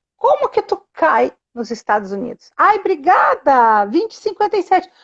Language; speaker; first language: Portuguese; native; Portuguese